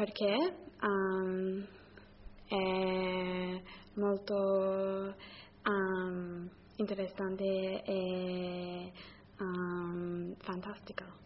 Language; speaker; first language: Italian; non-native, learner; English